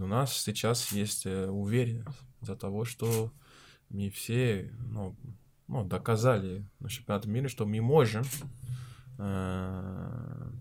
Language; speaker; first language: Russian; non-native, learner; Portuguese